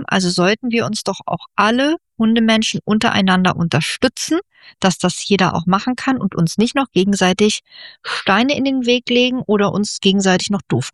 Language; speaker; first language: German; native; German